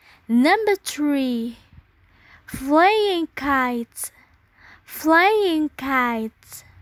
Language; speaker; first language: English; non-native, fluent; Indonesian